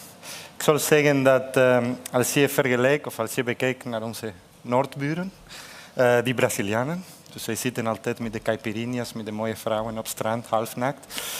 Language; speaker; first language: Dutch; non-native, fluent; Spanish